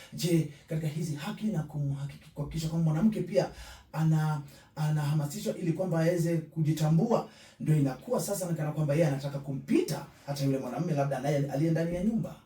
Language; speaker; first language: Swahili; native; Swahili